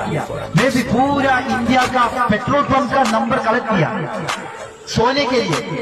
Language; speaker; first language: Hindi; non-native, local second language; Malayalam